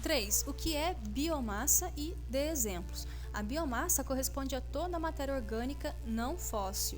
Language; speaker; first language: Portuguese; native; Portuguese